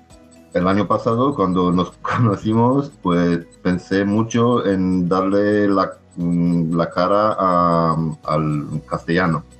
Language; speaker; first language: Spanish; non-native, fluent; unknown